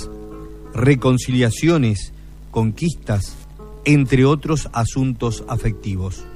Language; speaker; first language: Spanish; native; Spanish